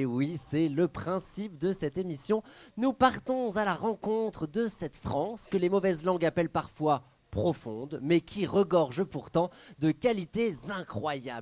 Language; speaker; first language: French; native; French